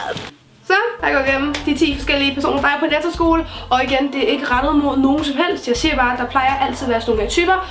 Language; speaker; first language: Danish; native; Danish